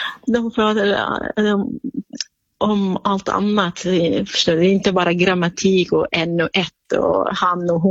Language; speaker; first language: Swedish; non-native, fluent; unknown